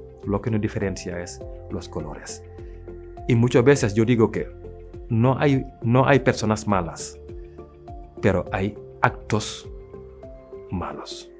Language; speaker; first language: Spanish; non-native, fluent; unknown